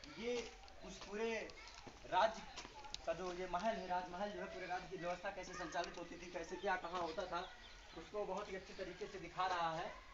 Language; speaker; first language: Hindi; native; Hindi